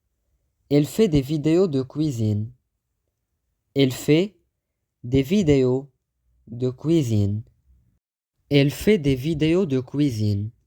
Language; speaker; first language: French; non-native, fluent; Arabic